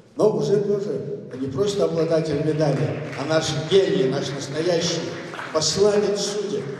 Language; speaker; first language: Russian; non-native, local second language; Kazakh